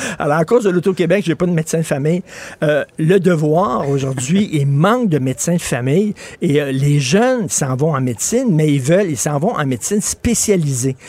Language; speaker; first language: French; native; French